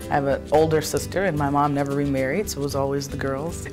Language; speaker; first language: English; native; English